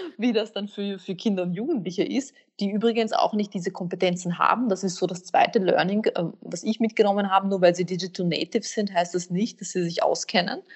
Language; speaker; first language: German; early bilingual, other home language; Bosnian